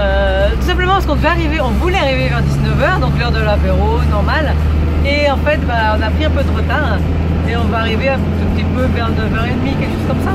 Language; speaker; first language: French; native; French